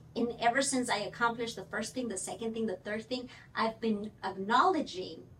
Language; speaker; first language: English; early bilingual, other home language; Spanish